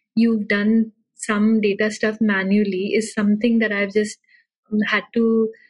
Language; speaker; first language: English; non-native, local second language; Marathi